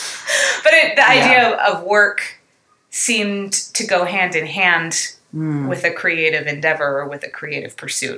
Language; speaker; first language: English; native; English